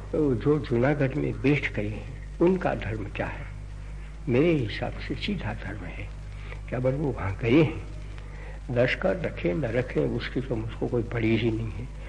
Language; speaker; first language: Hindi; non-native, local second language; Gujarati